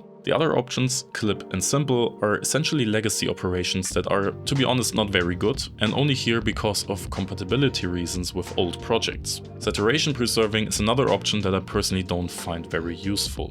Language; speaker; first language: English; non-native, fluent; German